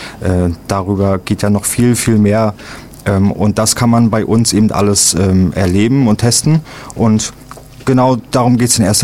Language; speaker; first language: German; native; German